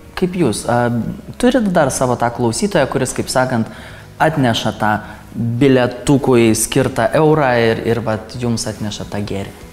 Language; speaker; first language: Lithuanian; native; Lithuanian